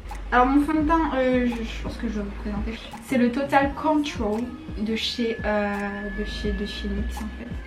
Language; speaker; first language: French; native; French